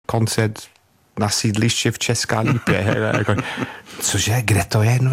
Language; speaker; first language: Czech; non-native, fluent; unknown